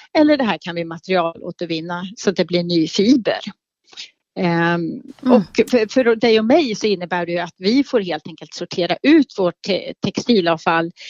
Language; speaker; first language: Swedish; native; Swedish